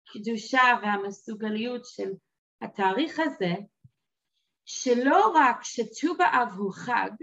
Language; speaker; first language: Hebrew; non-native, fluent; English